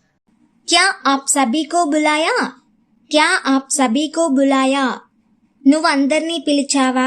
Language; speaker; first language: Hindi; non-native, local second language; Telugu